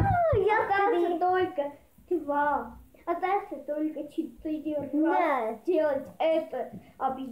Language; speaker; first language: Russian; early bilingual, heritage; Russian